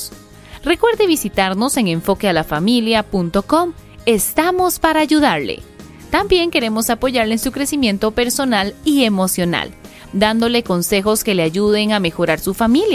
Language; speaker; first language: Spanish; native; Spanish